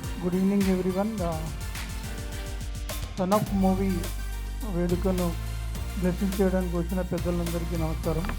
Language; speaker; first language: Telugu; native; Telugu